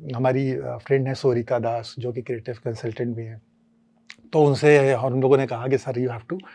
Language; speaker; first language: Hindi; native; Hindi